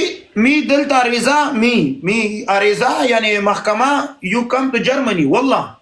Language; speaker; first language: English; non-native, learner; Pashto